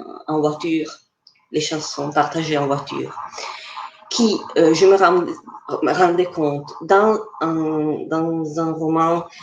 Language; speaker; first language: French; non-native, fluent; Italian